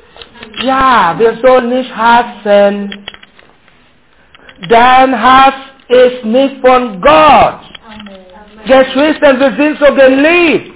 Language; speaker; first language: German; non-native, learner; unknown